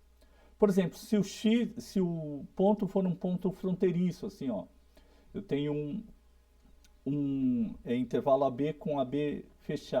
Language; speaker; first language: Portuguese; native; Portuguese